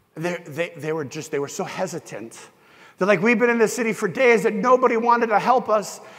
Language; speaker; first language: English; native; English